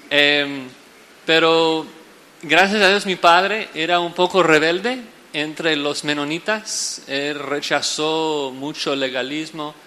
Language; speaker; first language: Spanish; non-native, fluent; English